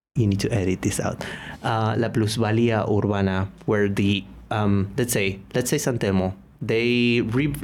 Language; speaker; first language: English; non-native, fluent; Spanish